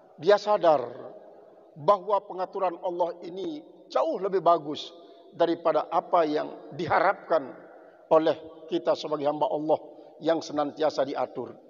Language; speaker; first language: Indonesian; non-native, local second language; Sasak